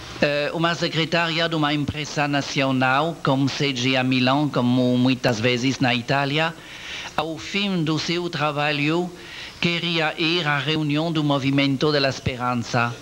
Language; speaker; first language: Portuguese; non-native, learner; French